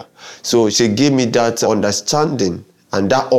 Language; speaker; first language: English; non-native, local second language; Yoruba